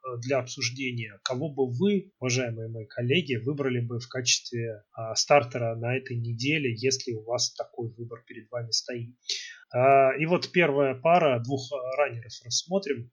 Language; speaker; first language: Russian; native; Russian